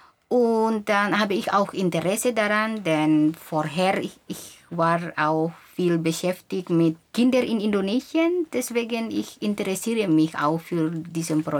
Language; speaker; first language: German; non-native, fluent; Indonesian